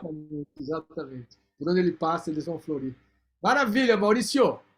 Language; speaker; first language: Portuguese; native; Portuguese